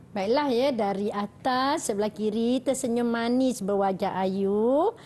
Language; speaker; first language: Malay; native; Malay